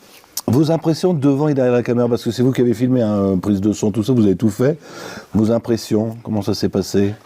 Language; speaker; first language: French; native; French